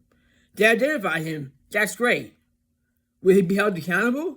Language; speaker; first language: English; native; English